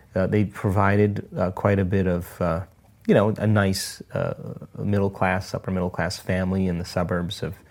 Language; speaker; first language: English; early bilingual, other home language; Italian